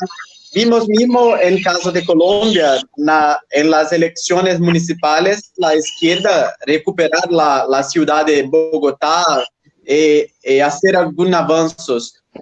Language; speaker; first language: Spanish; non-native, fluent; Portuguese